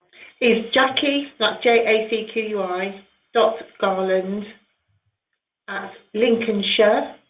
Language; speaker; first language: English; native; English